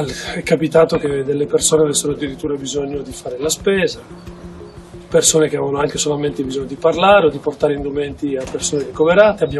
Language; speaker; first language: Italian; native; Italian